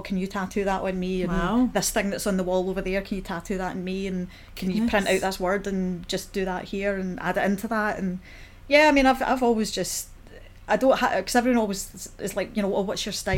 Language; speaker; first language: English; native; English